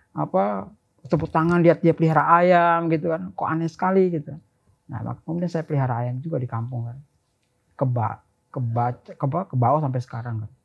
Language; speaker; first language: Indonesian; native; Indonesian